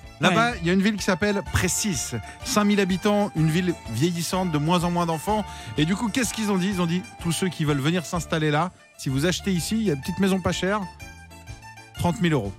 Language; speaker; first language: French; native; French